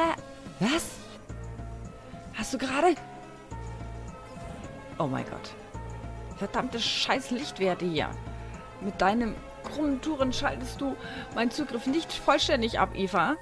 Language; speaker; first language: German; native; German